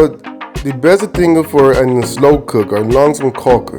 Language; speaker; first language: German; non-native, learner; English